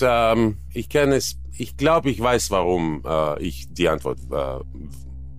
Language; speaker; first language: German; non-native, fluent; Croatian